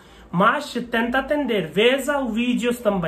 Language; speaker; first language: Portuguese; non-native, learner; Hindi